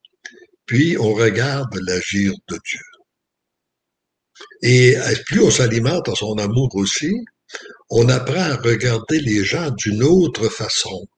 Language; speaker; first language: French; native; French